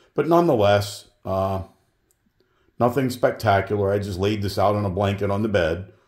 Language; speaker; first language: English; native; English